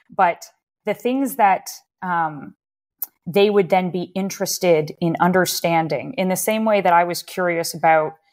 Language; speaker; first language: English; native; English